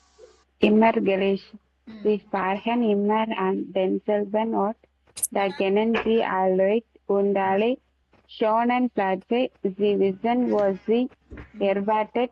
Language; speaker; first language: German; non-native, learner; Tamil